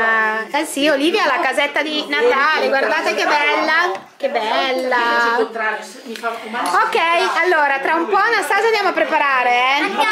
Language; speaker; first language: Italian; native; Italian